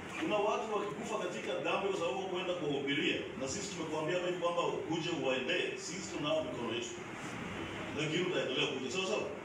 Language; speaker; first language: Swahili; non-native, local second language; Luyia